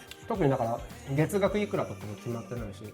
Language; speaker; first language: Japanese; native; Japanese